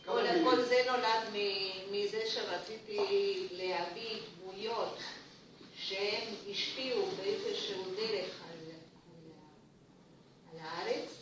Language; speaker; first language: Hebrew; non-native, fluent; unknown